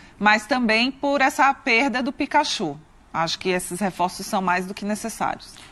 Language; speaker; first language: Portuguese; native; Portuguese